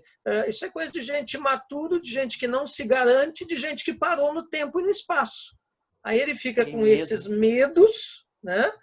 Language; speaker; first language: Portuguese; native; Portuguese